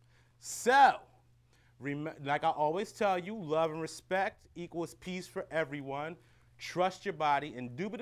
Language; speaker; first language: English; native; English